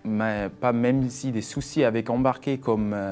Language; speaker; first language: French; non-native, fluent; Swiss German